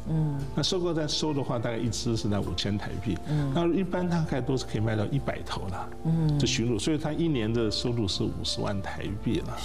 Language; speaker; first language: Chinese; native; Chinese